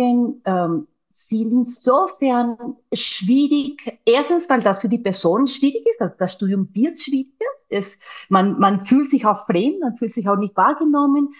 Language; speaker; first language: German; non-native, fluent; Spanish